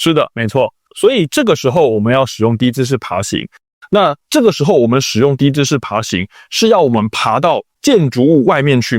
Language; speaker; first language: Chinese; native; Chinese